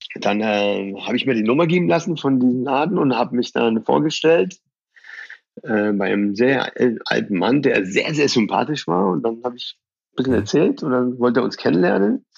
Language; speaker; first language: German; early bilingual, other home language; Persian